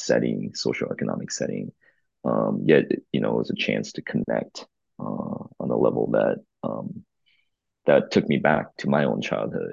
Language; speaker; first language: English; early bilingual, other home language; Korean